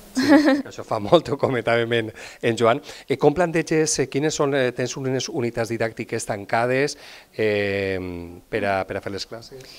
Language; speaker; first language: Catalan; native; Catalan